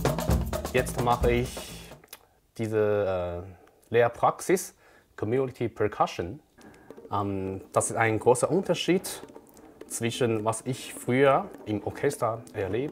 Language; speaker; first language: German; non-native, learner; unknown